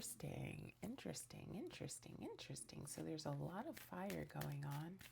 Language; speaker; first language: English; native; English